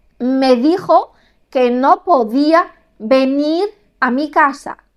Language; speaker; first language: Spanish; non-native, fluent; Arabic